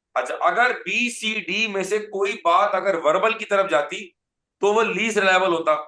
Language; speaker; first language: Urdu; native; Urdu